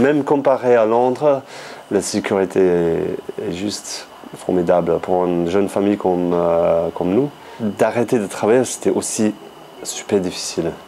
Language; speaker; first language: French; non-native, fluent; English